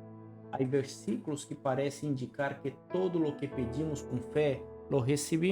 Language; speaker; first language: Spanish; non-native, learner; Portuguese